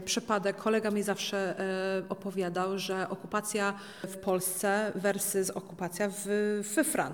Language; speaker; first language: Polish; early bilingual, heritage; Polish